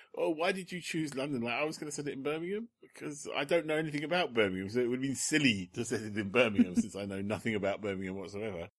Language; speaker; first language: English; native; English